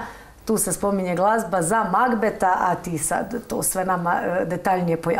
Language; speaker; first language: Croatian; native; Croatian